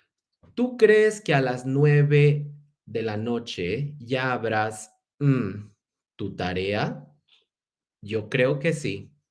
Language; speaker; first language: Spanish; non-native, fluent; English